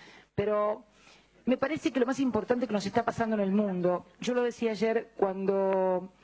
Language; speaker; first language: Spanish; native; Spanish